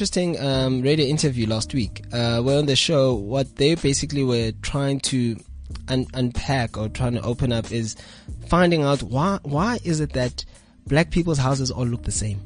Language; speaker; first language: English; non-native, local second language; Zulu